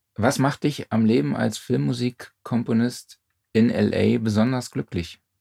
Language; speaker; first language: German; native; German